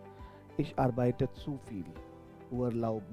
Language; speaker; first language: German; non-native, fluent; Hindi